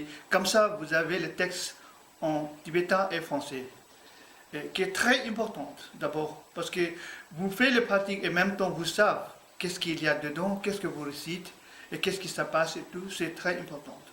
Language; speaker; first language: French; non-native, learner; Tibetan